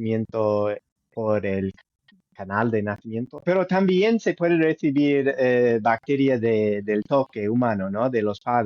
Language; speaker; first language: Spanish; non-native, fluent; English